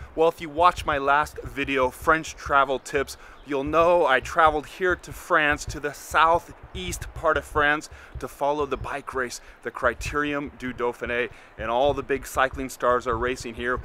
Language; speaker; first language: English; native; English